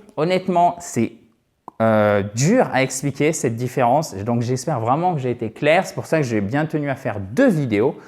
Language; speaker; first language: French; native; French